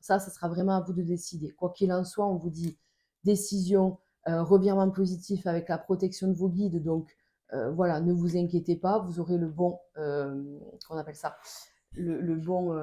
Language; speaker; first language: French; native; French